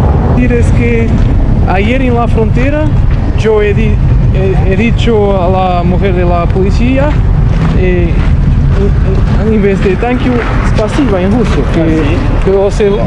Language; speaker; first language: Spanish; non-native, learner; Portuguese